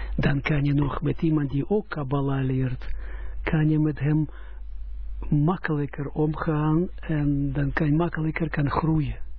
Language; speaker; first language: Dutch; non-native, fluent; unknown